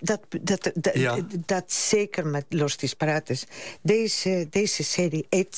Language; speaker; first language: Dutch; non-native, fluent; Spanish